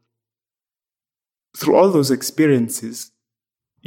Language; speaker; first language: English; non-native, local second language; Xhosa